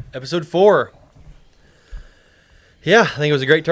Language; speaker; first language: English; native; English